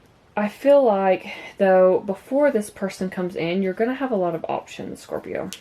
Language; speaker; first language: English; native; English